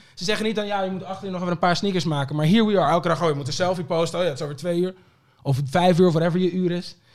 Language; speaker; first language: Dutch; early bilingual, other home language; Papiamento